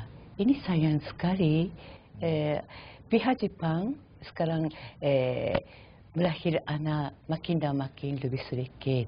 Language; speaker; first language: Indonesian; non-native, fluent; Japanese